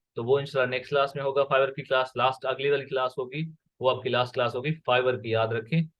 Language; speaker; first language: Urdu; non-native, local second language; Sindhi